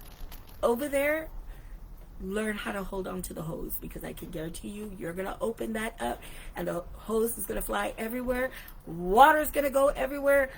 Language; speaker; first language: English; native; English